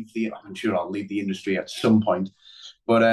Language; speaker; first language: English; native; English